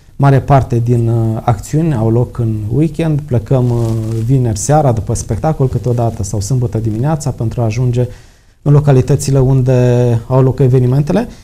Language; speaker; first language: Romanian; native; Romanian